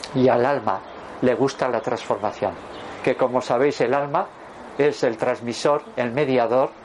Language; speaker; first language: Spanish; native; Spanish